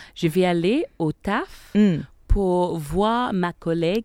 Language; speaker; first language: French; non-native, learner; English